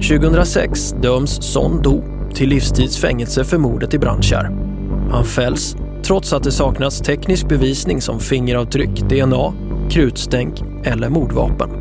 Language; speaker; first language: Swedish; native; Swedish